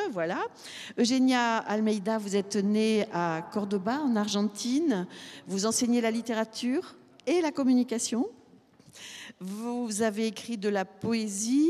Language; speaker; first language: French; native; French